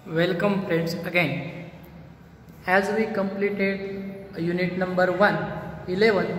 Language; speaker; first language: English; non-native, local second language; Marathi